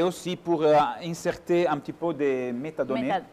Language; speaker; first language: French; non-native, fluent; Italian